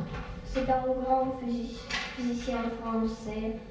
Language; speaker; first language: French; non-native, learner; Russian